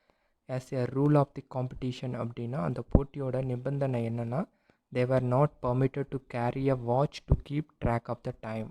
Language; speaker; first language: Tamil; native; Tamil